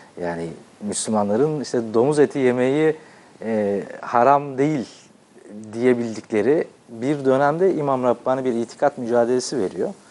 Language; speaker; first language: Turkish; native; Turkish